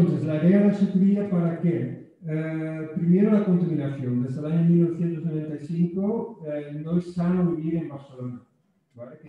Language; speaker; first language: Spanish; non-native, fluent; Dutch